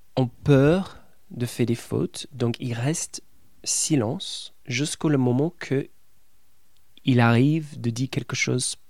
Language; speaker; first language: French; non-native, fluent; English